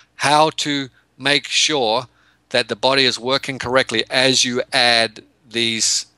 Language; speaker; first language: English; native; English